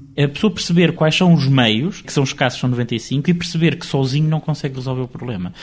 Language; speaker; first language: Portuguese; native; Portuguese